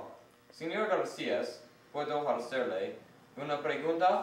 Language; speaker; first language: Spanish; non-native, learner; English